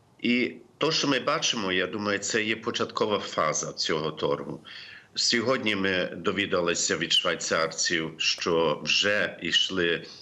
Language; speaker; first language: Ukrainian; early bilingual, heritage; Ukrainian